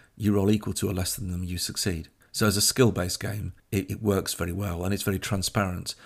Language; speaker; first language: English; native; English